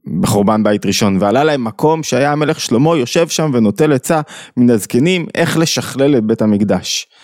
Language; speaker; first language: Hebrew; native; Hebrew